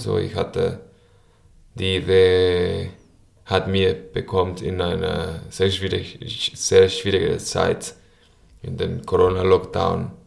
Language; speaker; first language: German; non-native, learner; Spanish